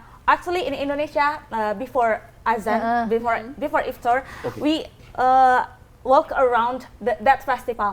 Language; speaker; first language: English; non-native, learner; Indonesian